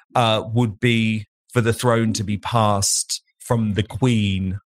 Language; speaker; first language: English; native; English